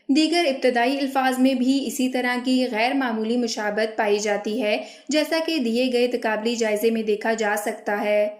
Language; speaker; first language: Urdu; non-native, local second language; Gujari